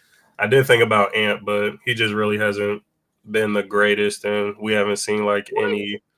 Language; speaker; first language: English; native; English